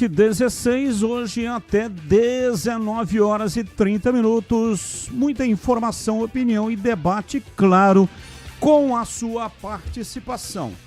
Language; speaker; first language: Portuguese; native; Portuguese